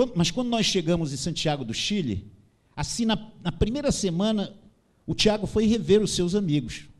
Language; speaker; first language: Portuguese; native; Portuguese